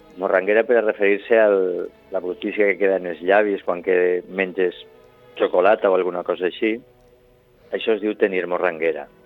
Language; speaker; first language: Catalan; native; Catalan